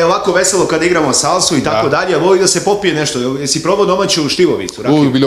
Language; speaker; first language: Bosnian; native; Bosnian